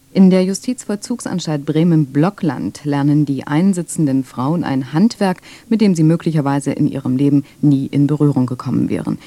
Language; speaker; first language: German; native; German